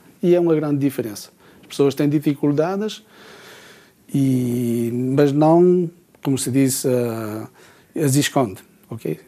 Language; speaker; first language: Portuguese; early bilingual, heritage; Portuguese